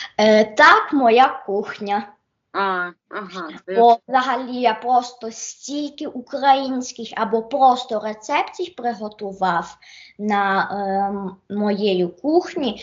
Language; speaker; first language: Ukrainian; early bilingual, heritage; Ukrainian